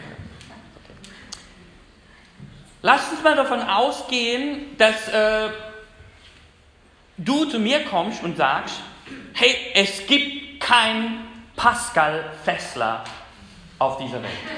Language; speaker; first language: German; non-native, fluent; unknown